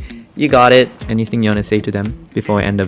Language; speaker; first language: English; native; English